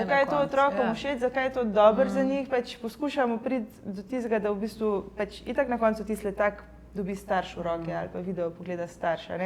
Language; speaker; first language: Slovenian; native; Slovenian